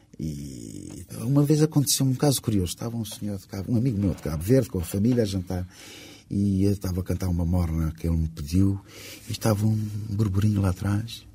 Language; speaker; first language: Portuguese; non-native, local second language; Kabuverdianu